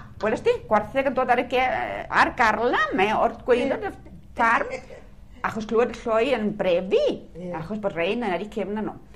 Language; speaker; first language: Welsh; early bilingual, heritage; Welsh